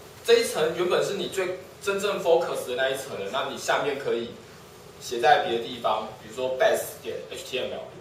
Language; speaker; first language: Chinese; native; Chinese